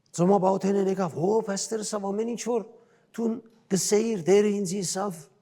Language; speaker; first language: Armenian; native; Armenian